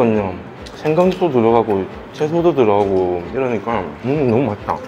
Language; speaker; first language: Korean; native; Korean